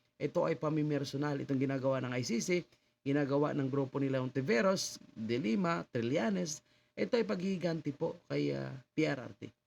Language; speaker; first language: Filipino; native; Filipino